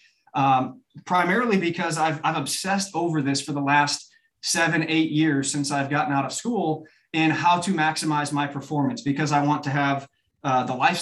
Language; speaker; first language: English; native; English